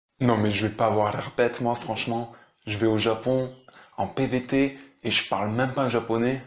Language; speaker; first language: French; native; French